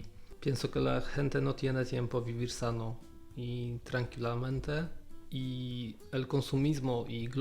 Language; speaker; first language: Spanish; non-native, learner; Polish